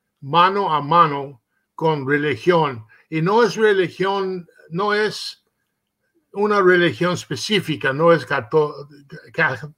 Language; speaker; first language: Spanish; early bilingual, heritage; Spanish